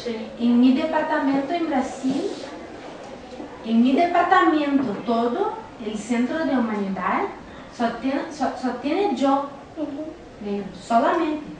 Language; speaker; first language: Spanish; non-native, learner; Portuguese